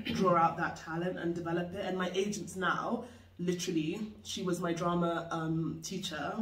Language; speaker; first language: English; native; English